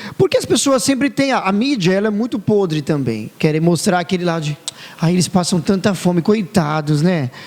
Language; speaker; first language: Portuguese; native; Portuguese